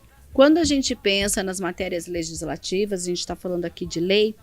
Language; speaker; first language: Portuguese; native; Portuguese